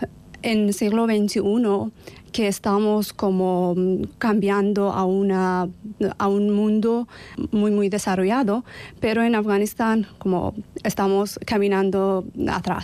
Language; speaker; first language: Spanish; non-native, learner; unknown